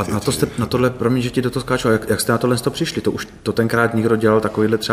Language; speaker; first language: Czech; native; Czech